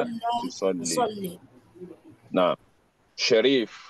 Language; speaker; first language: Arabic; non-native, learner; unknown